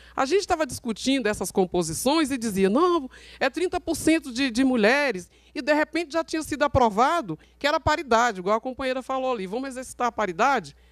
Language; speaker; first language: Portuguese; native; Portuguese